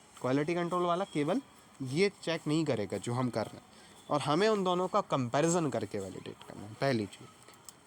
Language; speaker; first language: Hindi; native; Hindi